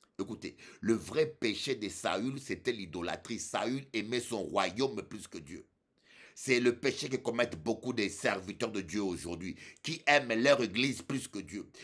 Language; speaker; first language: French; non-native, local second language; Lingala